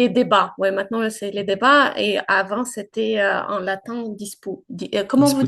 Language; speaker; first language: French; non-native, fluent; Ukrainian